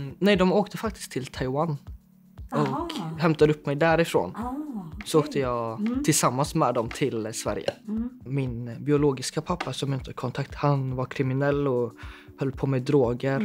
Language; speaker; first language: Swedish; early bilingual, other home language; Chinese